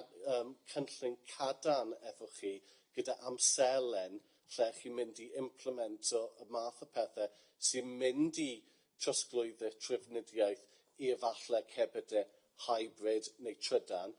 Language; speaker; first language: Welsh; non-native, fluent; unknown